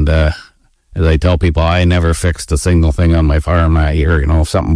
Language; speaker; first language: English; native; English